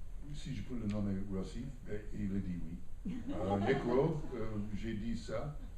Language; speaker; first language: French; non-native, learner; English